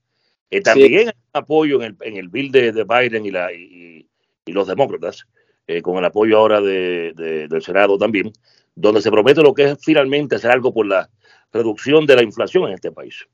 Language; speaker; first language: Spanish; native; Spanish